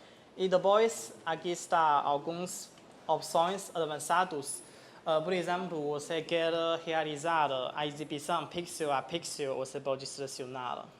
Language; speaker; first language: Portuguese; non-native, fluent; Chinese